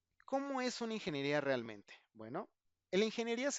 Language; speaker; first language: Spanish; native; Spanish